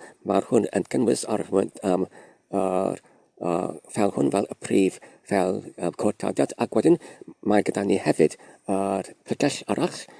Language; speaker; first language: Welsh; non-native, learner; Polish